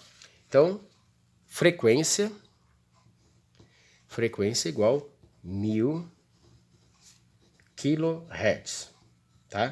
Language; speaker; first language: Portuguese; native; Portuguese